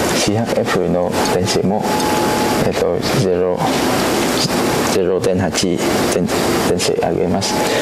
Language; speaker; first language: Japanese; non-native, learner; Cantonese